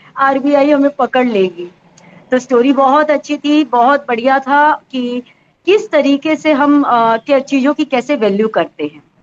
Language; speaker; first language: Hindi; native; Hindi